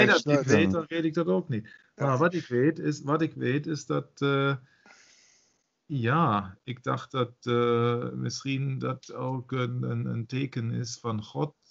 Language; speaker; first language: Dutch; non-native, learner; German